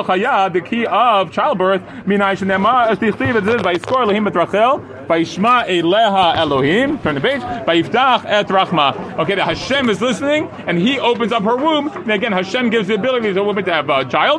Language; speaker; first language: English; native; English